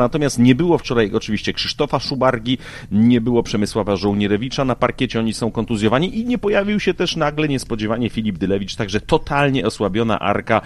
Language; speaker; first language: Polish; native; Polish